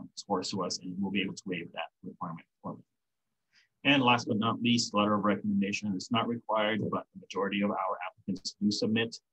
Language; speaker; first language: English; non-native, local second language; Filipino